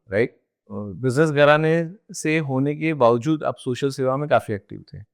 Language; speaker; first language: Hindi; non-native, local second language; Gujarati